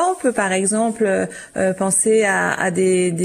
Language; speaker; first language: French; native; French